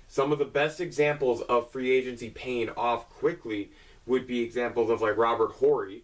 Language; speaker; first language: English; native; English